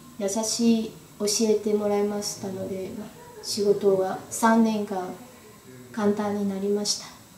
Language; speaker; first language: Japanese; non-native, learner; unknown